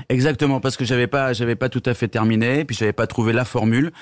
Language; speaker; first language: French; native; French